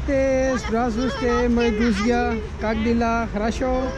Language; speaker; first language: Russian; non-native, learner; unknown